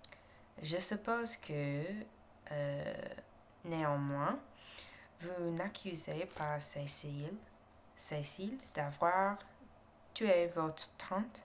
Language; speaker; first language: French; non-native, learner; English